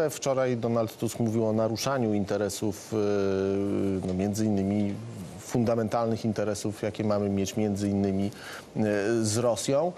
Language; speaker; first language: Polish; native; Polish